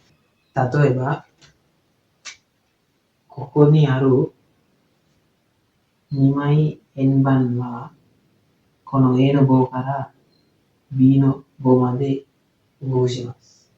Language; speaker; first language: Japanese; non-native, learner; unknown